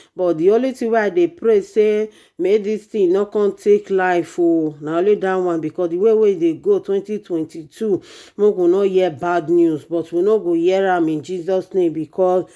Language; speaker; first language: Nigerian Pidgin; native; Nigerian Pidgin